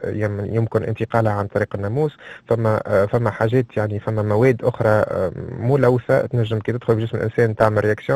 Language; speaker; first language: Arabic; native; Arabic